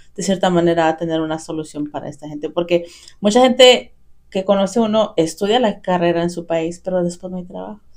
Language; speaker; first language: Spanish; early bilingual, heritage; Spanish